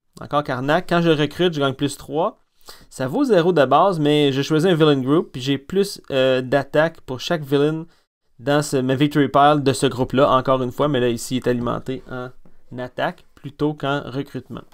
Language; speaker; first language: French; native; French